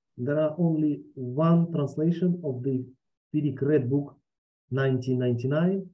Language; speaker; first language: English; non-native, fluent; Russian